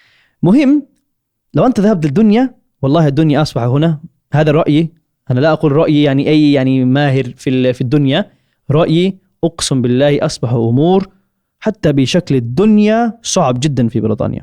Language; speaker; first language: Arabic; non-native, fluent; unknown